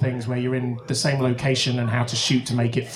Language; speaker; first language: English; native; English